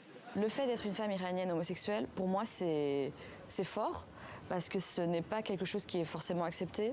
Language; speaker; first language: French; early bilingual, other home language; Persian